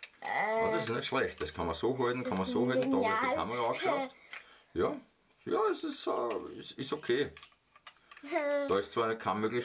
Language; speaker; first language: German; native; German